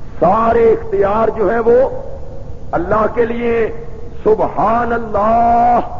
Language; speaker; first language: Urdu; non-native, local second language; Punjabi